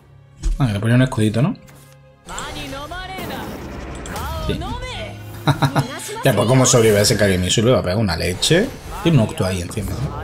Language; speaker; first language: Spanish; native; Spanish